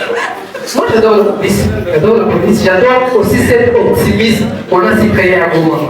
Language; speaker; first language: French; non-native, local second language; Swahili